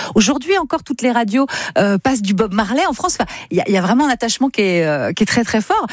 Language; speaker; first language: French; native; French